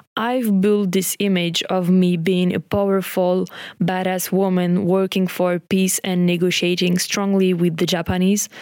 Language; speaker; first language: English; non-native, fluent; French